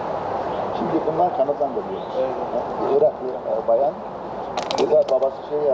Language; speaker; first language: Turkish; early bilingual, heritage; Turkish